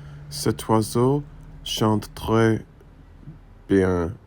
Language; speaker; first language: French; non-native, learner; English